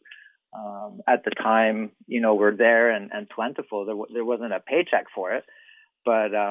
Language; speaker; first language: English; native; English